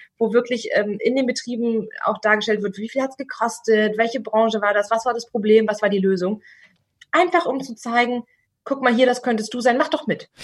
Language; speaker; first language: German; native; German